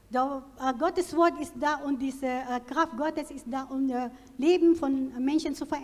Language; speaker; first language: German; non-native, fluent; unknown